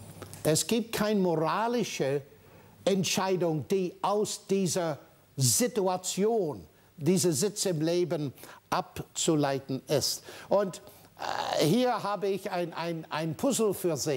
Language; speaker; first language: German; non-native, fluent; English